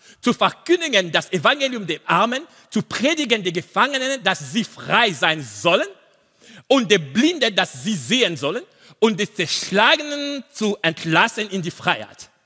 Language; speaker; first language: German; non-native, learner; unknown